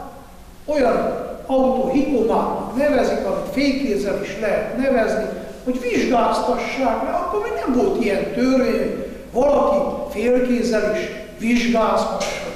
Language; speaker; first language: Hungarian; non-native, fluent; Italian